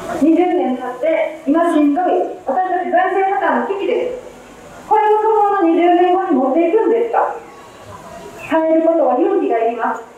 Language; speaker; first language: Japanese; native; Japanese